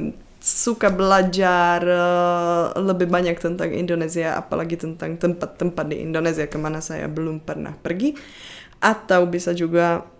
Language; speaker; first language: Indonesian; non-native, fluent; Czech